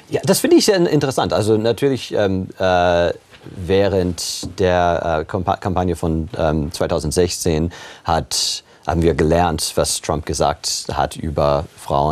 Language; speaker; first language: German; non-native, fluent; English